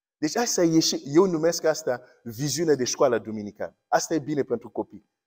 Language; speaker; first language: Romanian; non-native, fluent; English